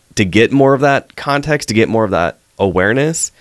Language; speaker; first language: English; native; English